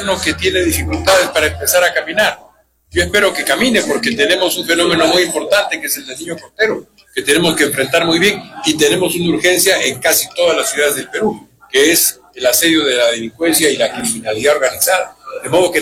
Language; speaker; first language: Spanish; native; Spanish